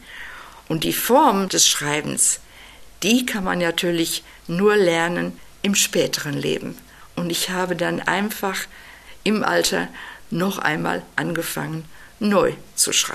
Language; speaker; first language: German; native; German